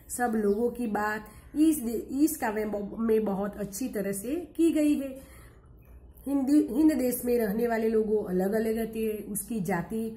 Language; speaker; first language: Hindi; non-native, local second language; Gujarati